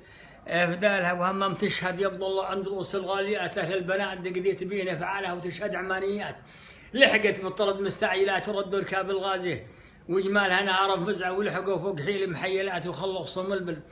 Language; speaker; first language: Arabic; native; Arabic